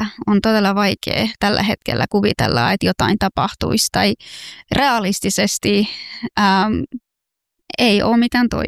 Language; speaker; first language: Finnish; non-native, fluent; Persian